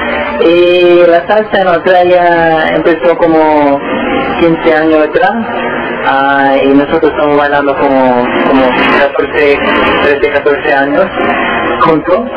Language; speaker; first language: Spanish; early bilingual, heritage; Spanish